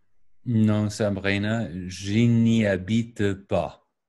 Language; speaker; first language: French; non-native, learner; English